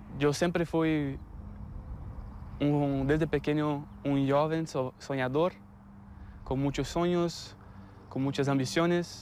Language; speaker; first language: Spanish; non-native, fluent; Portuguese